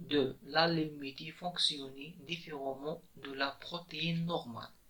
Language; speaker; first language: French; non-native, local second language; Arabic